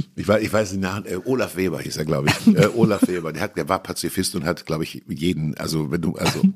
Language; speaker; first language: German; native; German